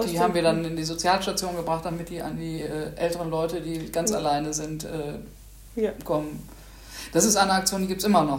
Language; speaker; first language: German; native; German